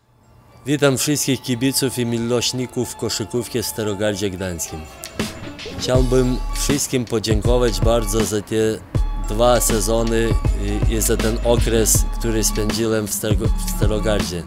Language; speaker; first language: Polish; non-native, fluent; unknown